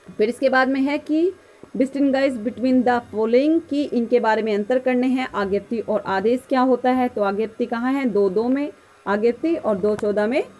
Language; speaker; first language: Hindi; native; Hindi